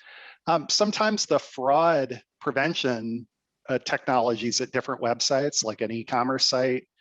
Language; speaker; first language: English; native; English